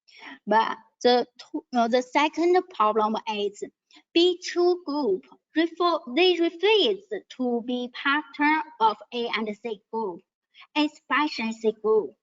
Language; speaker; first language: English; non-native, learner; Chinese